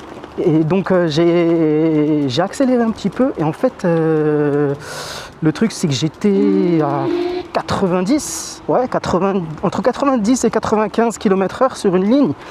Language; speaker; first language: French; native; French